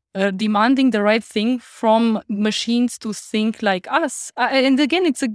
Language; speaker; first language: English; non-native, fluent; Romanian